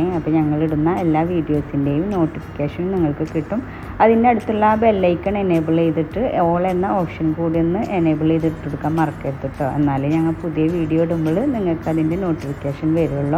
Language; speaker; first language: Malayalam; native; Malayalam